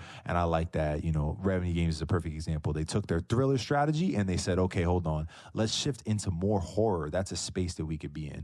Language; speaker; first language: English; native; English